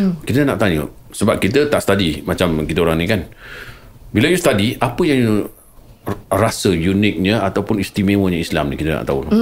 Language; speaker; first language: Malay; native; Malay